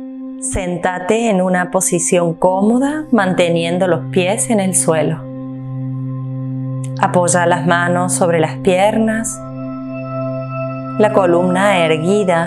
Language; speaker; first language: Spanish; native; Spanish